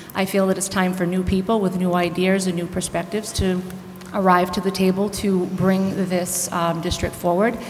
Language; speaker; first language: English; native; English